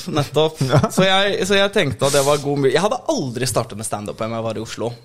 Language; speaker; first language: Norwegian; native; Norwegian